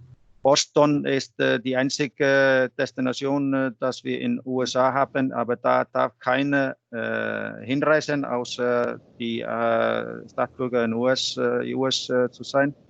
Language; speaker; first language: German; non-native, fluent; Icelandic